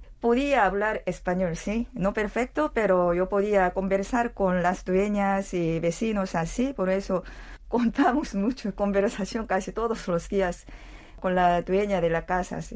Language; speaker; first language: Spanish; non-native, learner; Korean